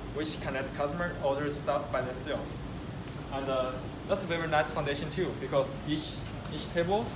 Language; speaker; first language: English; non-native, learner; Chinese